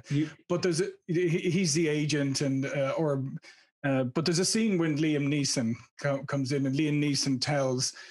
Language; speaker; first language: English; native; English